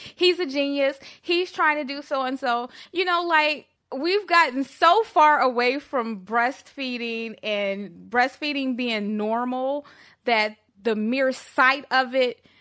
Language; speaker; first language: English; native; English